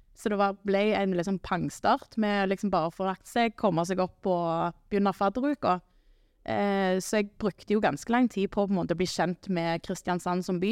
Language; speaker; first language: Norwegian; native; Norwegian